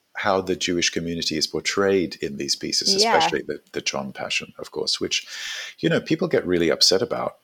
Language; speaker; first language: English; native; English